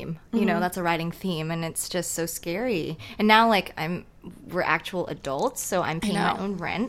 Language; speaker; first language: English; non-native, local second language; Cantonese